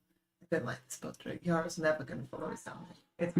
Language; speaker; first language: English; native; English